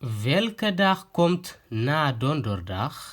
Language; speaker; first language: Dutch; non-native, fluent; Tigrinya